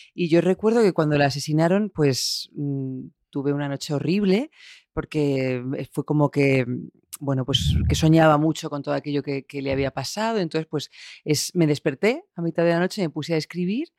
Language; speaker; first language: Spanish; native; Spanish